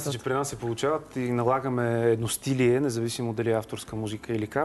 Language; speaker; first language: Bulgarian; native; Bulgarian